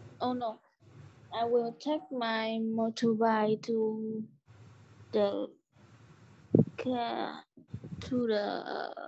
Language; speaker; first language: English; non-native, learner; Vietnamese